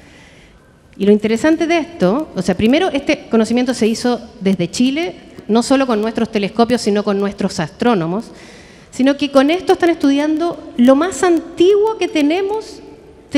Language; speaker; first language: Spanish; native; Spanish